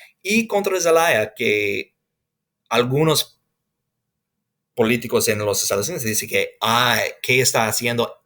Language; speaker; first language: Spanish; non-native, fluent; English